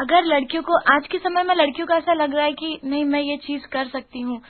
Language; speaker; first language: Hindi; native; Hindi